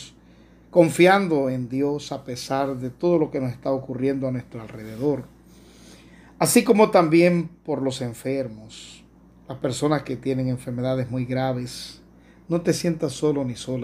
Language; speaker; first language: Spanish; native; Spanish